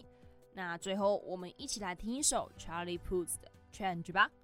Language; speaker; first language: Chinese; native; Chinese